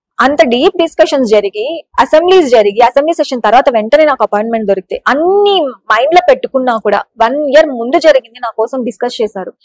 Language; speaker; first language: Telugu; native; Telugu